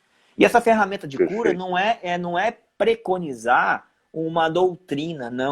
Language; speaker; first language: Portuguese; native; Portuguese